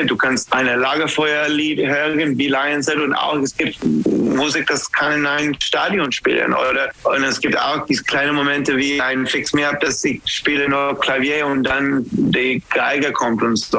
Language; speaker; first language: German; non-native, learner; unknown